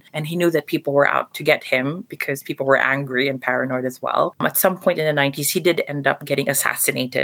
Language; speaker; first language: English; non-native, local second language; Cebuano